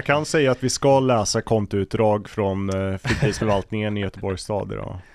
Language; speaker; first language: Swedish; native; Swedish